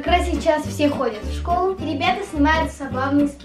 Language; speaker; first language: Russian; native; Russian